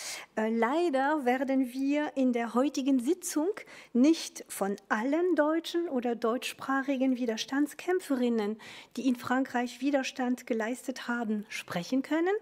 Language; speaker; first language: German; non-native, fluent; French